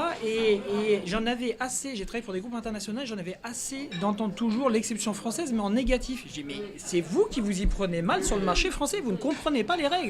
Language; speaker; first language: French; native; French